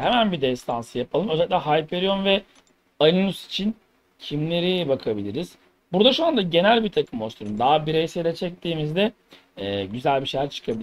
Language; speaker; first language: Turkish; native; Turkish